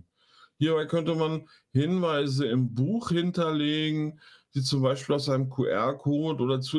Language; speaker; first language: German; native; German